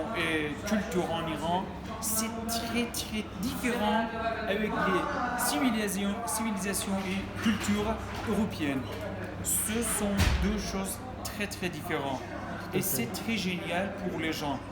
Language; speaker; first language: French; non-native, learner; Persian